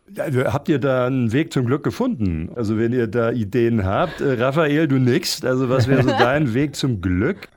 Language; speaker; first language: German; native; German